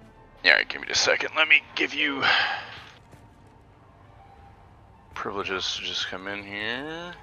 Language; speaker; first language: English; native; English